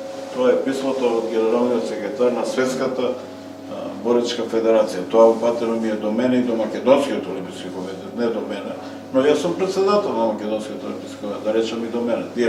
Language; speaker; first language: Macedonian; native; Macedonian